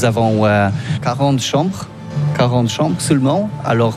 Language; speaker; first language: French; non-native, learner; Polish